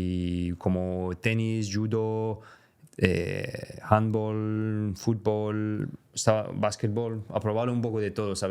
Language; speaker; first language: Spanish; non-native, fluent; French